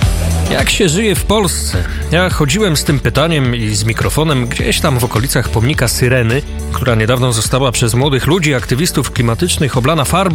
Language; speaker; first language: Polish; native; Polish